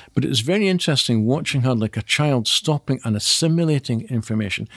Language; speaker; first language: English; native; English